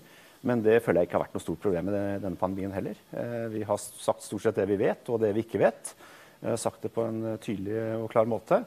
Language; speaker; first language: Norwegian; native; Norwegian